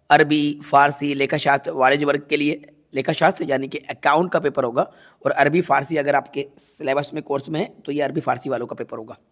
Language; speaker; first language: Hindi; native; Hindi